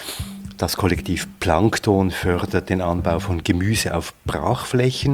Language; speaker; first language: German; native; German